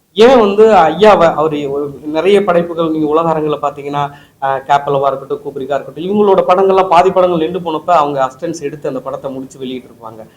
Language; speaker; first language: Tamil; native; Tamil